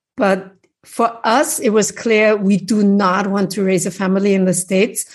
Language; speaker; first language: English; non-native, fluent; German